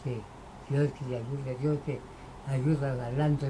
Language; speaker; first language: Spanish; non-native, local second language; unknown